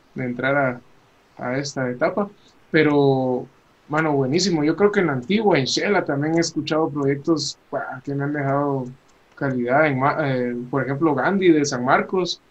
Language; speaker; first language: Spanish; native; Spanish